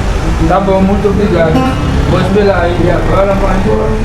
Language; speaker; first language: Portuguese; non-native, learner; Haitian Creole